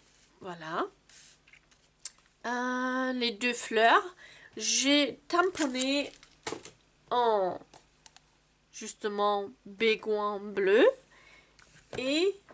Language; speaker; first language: French; non-native, fluent; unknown